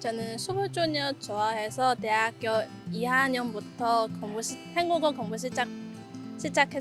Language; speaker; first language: Korean; non-native, learner; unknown